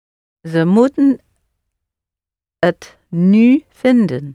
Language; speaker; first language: Dutch; non-native, learner; English